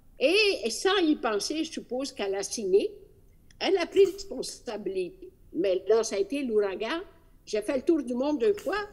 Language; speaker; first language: French; non-native, fluent; Italian